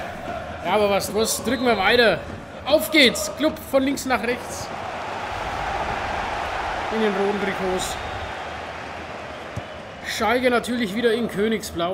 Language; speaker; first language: German; native; German